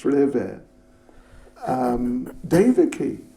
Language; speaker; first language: Russian; non-native, learner; English